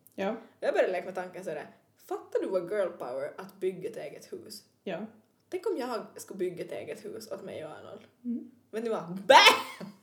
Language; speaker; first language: Swedish; native; Swedish